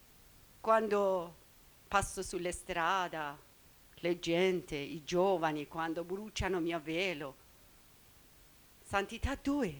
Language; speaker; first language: Italian; non-native, learner; Persian